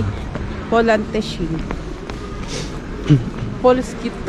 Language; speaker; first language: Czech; non-native, learner; Filipino